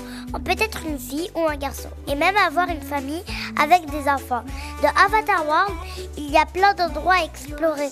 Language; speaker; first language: French; native; French